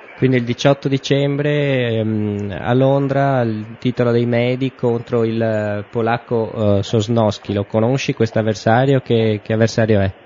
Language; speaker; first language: Italian; native; Italian